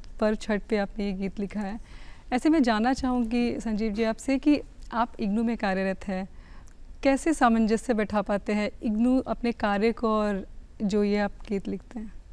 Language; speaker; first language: Hindi; native; Hindi